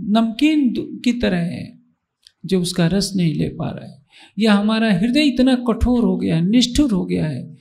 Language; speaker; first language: Hindi; native; Hindi